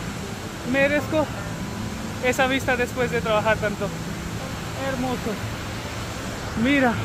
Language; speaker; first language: Spanish; non-native, learner; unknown